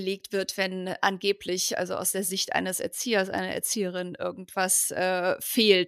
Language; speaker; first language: German; native; German